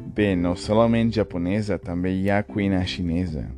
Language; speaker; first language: Catalan; non-native, fluent; Portuguese